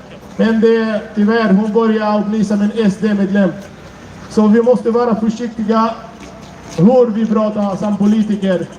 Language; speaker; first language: Swedish; non-native, fluent; Arabic